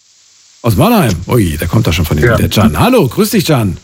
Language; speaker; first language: German; native; German